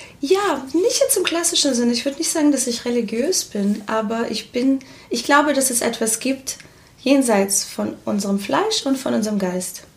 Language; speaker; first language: German; early bilingual, other home language; Portuguese